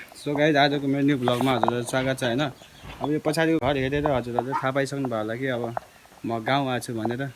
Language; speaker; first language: Nepali; non-native, local second language; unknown